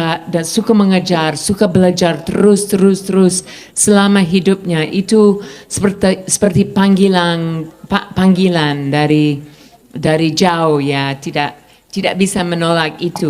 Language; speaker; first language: Indonesian; non-native, fluent; English